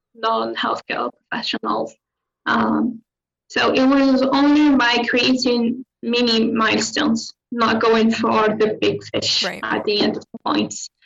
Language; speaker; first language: English; non-native, fluent; Arabic